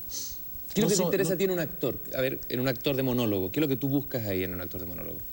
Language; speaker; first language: Spanish; native; Spanish